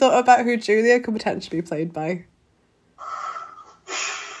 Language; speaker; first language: English; native; English